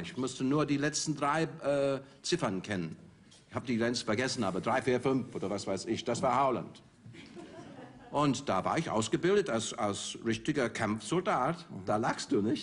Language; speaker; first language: German; non-native, fluent; English